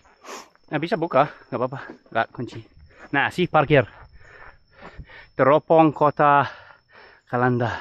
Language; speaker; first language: Indonesian; non-native, fluent; English